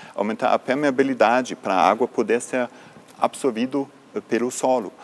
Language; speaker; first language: Portuguese; non-native, fluent; German